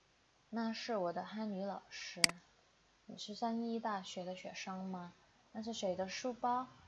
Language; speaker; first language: Chinese; non-native, fluent; Indonesian